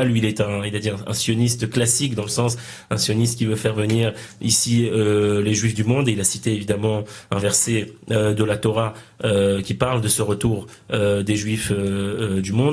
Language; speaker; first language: French; native; French